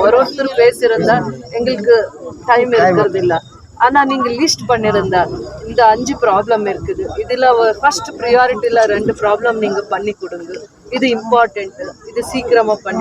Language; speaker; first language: Tamil; non-native, local second language; Kannada